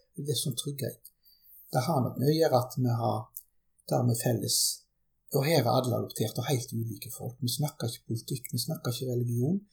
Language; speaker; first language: Norwegian; early bilingual, other home language; German